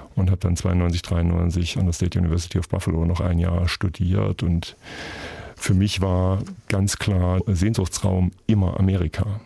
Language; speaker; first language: German; native; German